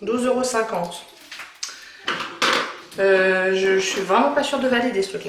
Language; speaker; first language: French; native; French